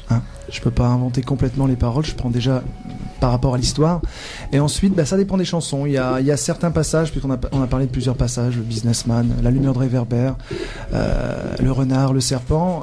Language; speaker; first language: French; native; French